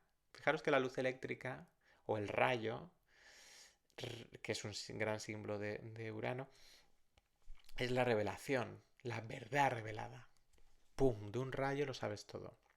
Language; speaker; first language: Spanish; native; Spanish